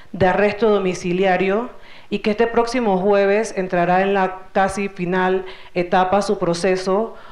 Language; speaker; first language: Spanish; native; Spanish